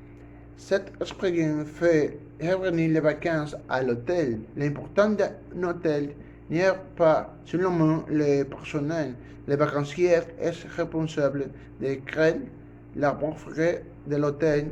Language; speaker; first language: French; non-native, learner; Spanish